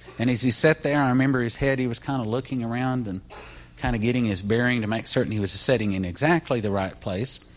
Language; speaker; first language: English; native; English